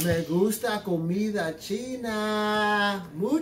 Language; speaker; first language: Spanish; non-native, learner; English